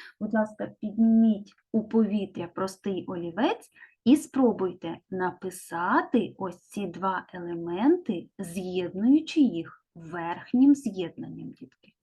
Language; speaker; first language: Ukrainian; native; Ukrainian